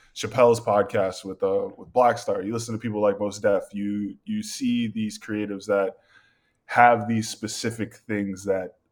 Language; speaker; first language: English; native; English